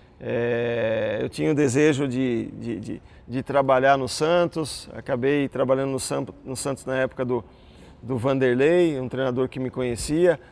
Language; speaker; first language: Portuguese; native; Portuguese